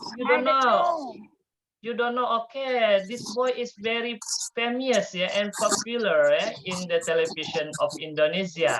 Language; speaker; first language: English; non-native, fluent; Indonesian